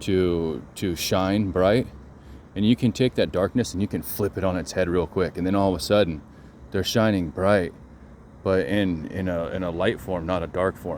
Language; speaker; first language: English; native; English